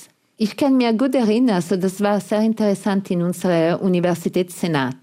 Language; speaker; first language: German; non-native, fluent; Italian